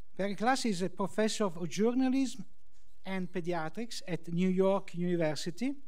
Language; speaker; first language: English; non-native, fluent; Italian